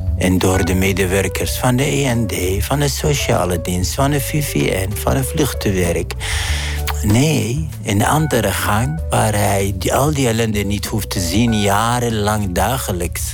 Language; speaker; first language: Dutch; non-native, fluent; Arabic